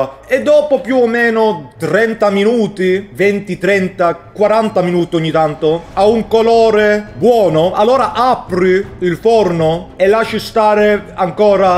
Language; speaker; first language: Italian; non-native, learner; Swedish